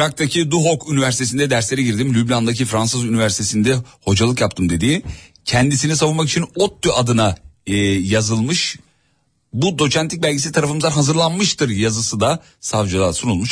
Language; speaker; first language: Turkish; native; Turkish